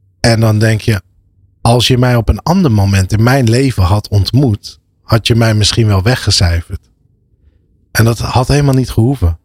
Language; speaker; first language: Dutch; early bilingual, other home language; Arabic